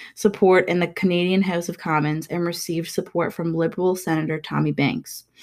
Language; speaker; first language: English; native; English